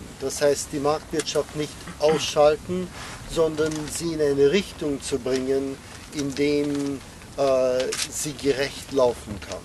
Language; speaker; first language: German; non-native, fluent; English